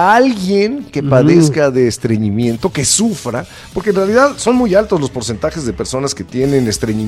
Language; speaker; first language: Spanish; native; Spanish